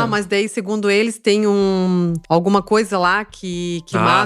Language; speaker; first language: Portuguese; native; Portuguese